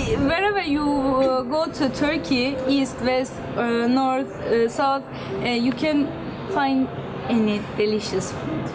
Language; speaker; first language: English; non-native, learner; Turkish